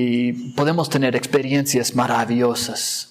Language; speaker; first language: Spanish; non-native, fluent; English